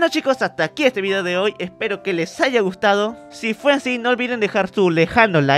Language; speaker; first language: Spanish; native; Spanish